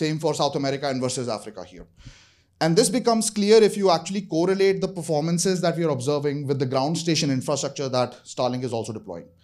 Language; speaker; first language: English; non-native, fluent; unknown